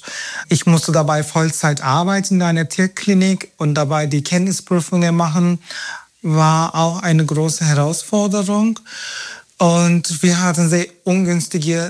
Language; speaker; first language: German; non-native, fluent; Turkish